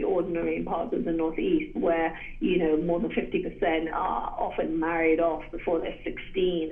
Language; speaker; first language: English; native; English